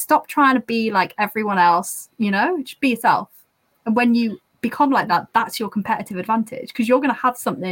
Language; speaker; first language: English; native; English